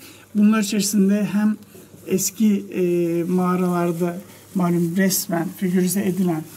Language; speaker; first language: Turkish; native; Turkish